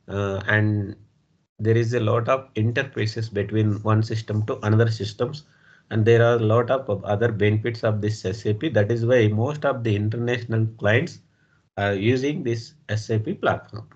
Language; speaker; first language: English; non-native, local second language; Telugu